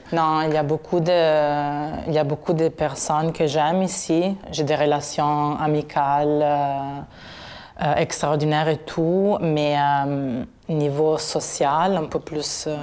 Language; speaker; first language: French; non-native, fluent; Italian